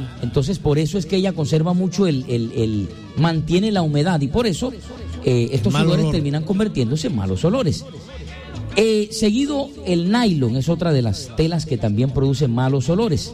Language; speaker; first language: Spanish; native; Spanish